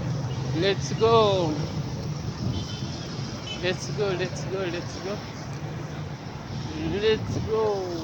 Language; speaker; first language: English; non-native, learner; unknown